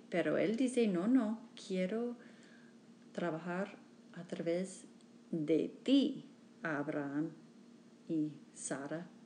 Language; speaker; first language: Spanish; non-native, learner; English